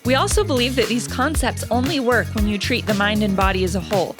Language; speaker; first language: English; native; English